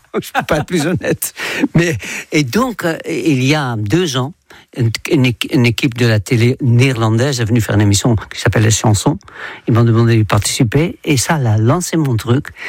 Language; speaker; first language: French; non-native, fluent; Dutch